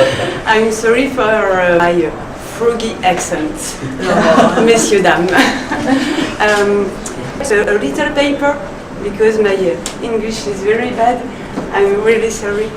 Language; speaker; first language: English; non-native, learner; French